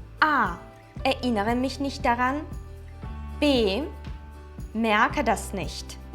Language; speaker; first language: German; non-native, fluent; Ukrainian